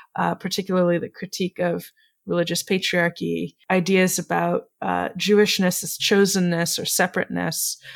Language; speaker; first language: English; native; English